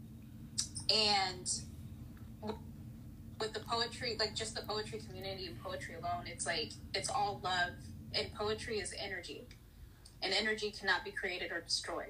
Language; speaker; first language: English; native; English